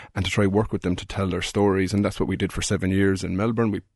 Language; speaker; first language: English; native; English